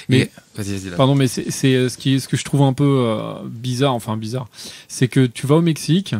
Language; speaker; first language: French; native; French